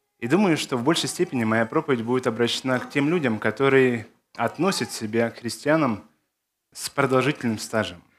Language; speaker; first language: Russian; native; Russian